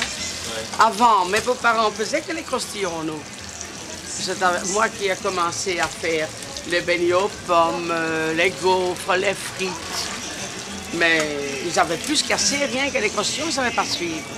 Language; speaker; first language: French; native; French